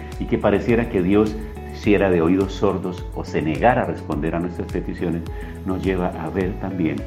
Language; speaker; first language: Spanish; native; Spanish